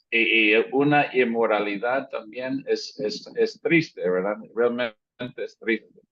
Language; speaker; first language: Spanish; non-native, fluent; English